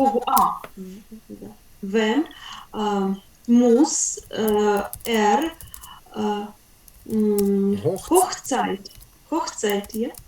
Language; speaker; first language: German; non-native, learner; Ukrainian